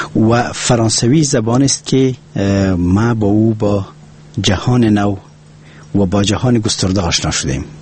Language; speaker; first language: Persian; non-native, local second language; Pashto